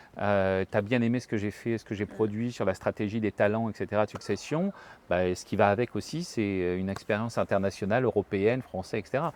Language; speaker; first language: French; native; French